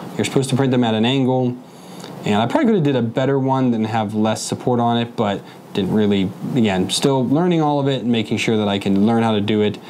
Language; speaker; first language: English; native; English